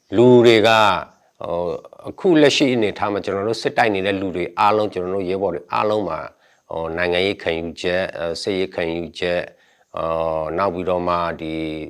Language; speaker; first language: Burmese; non-native, local second language; S'gaw Karen